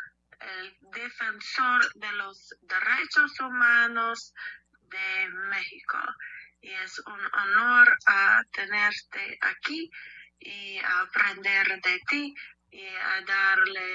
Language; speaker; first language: Spanish; non-native, learner; English